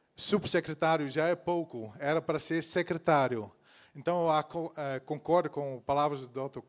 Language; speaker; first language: Portuguese; non-native, fluent; Dutch